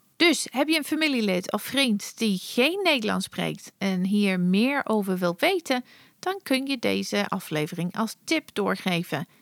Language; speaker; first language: Dutch; non-native, fluent; English